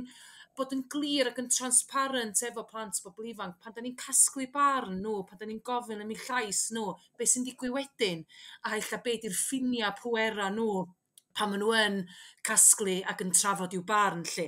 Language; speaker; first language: Welsh; native; Welsh